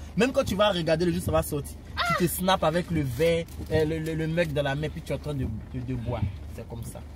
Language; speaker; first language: French; native; French